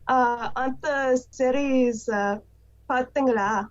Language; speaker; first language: Tamil; non-native, learner; English